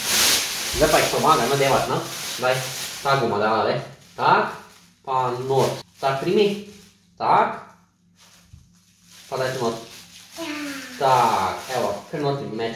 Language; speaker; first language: Slovenian; native; Slovenian